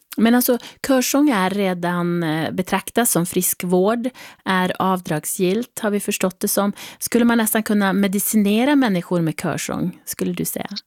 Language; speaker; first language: Swedish; native; Swedish